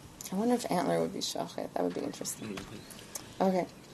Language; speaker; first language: English; early bilingual, other home language; Persian